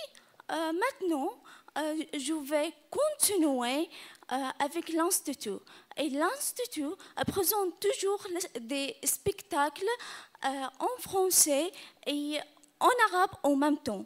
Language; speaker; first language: French; non-native, learner; Arabic